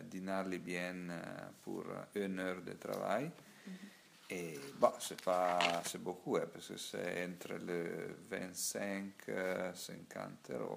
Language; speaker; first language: French; non-native, learner; Italian